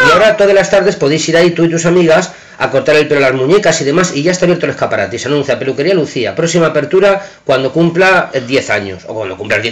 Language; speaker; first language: Spanish; native; Spanish